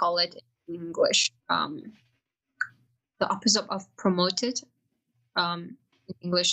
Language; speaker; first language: English; non-native, fluent; Chinese